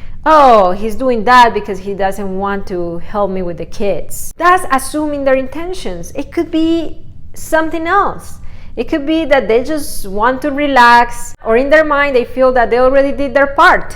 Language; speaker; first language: English; non-native, fluent; Spanish